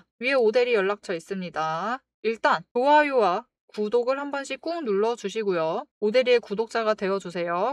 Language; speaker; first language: Korean; native; Korean